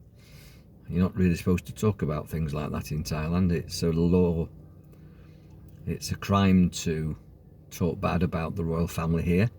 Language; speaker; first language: English; native; English